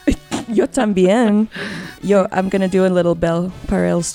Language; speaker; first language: Spanish; non-native, learner; English